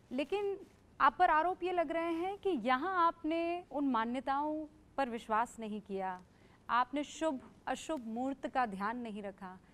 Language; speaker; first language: Hindi; native; Hindi